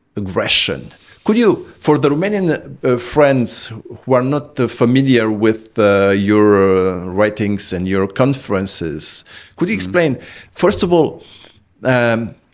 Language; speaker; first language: English; non-native, fluent; Romanian